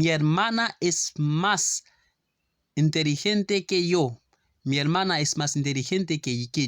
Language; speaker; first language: Spanish; non-native, learner; Haitian Creole